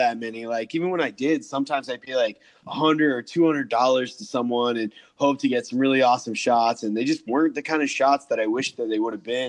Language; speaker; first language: English; native; English